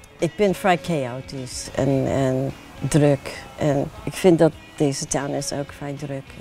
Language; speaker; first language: Dutch; non-native, fluent; English